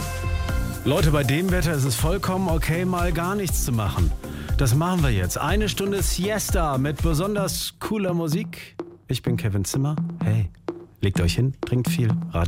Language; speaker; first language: German; native; German